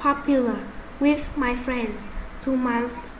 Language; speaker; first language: English; non-native, learner; Vietnamese